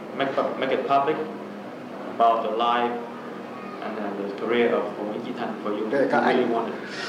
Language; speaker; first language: English; non-native, fluent; Vietnamese